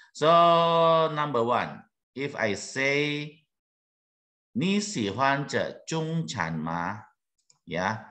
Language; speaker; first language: English; non-native, learner; Indonesian